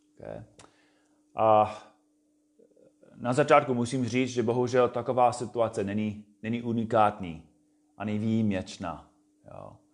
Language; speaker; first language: Czech; non-native, fluent; English